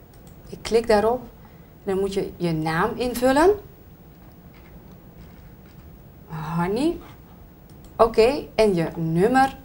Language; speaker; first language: Dutch; native; Dutch